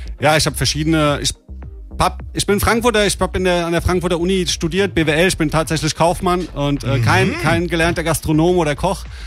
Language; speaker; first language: German; early bilingual, other home language; Croatian